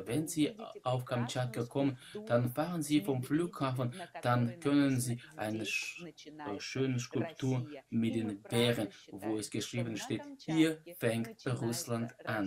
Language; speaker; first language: German; non-native, fluent; Russian